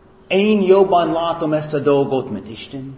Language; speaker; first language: Hungarian; non-native, fluent; English